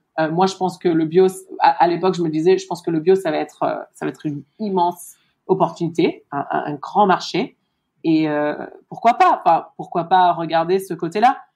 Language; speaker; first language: French; early bilingual, heritage; French